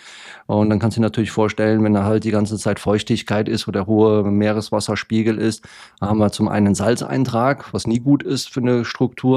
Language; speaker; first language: German; native; German